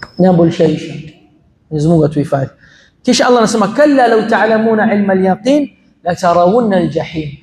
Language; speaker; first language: Swahili; native; Swahili